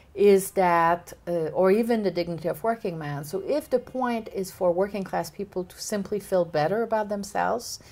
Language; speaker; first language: English; native; English